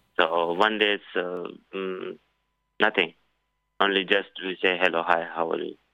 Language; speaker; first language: English; non-native, learner; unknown